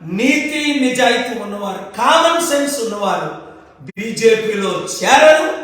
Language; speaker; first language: Telugu; native; Telugu